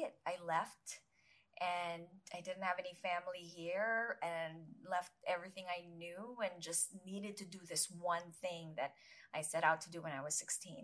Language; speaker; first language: English; non-native, local second language; Filipino